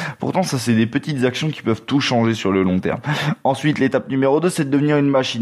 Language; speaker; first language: French; native; French